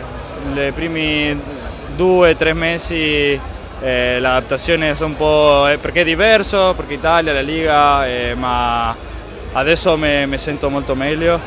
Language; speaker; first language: Italian; non-native, learner; Spanish